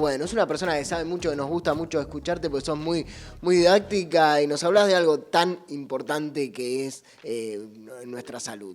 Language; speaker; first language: Spanish; native; Spanish